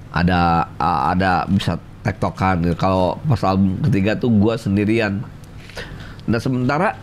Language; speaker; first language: Indonesian; native; Indonesian